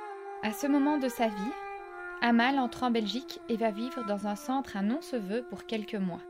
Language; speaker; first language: French; native; French